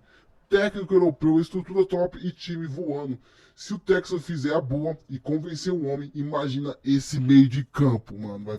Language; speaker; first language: Portuguese; native; Portuguese